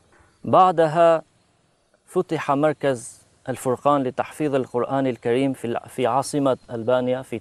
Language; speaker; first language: Arabic; non-native, fluent; Albanian